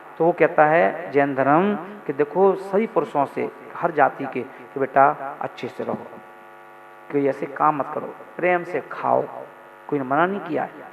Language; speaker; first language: Hindi; native; Hindi